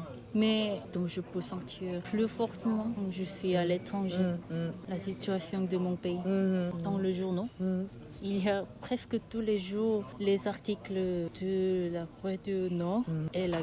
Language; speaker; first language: French; non-native, learner; Korean